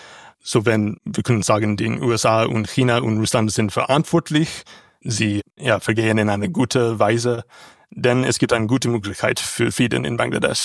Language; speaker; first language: German; non-native, learner; English